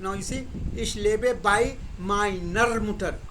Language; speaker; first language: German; non-native, fluent; Hindi